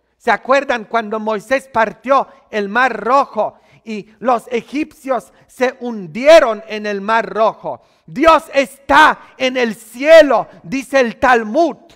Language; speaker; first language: Spanish; non-native, fluent; Polish